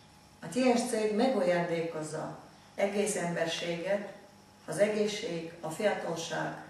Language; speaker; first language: Hungarian; non-native, fluent; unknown